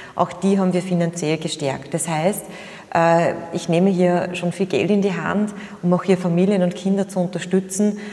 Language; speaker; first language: German; native; German